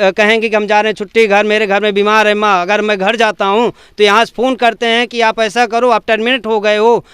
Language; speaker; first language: Hindi; native; Hindi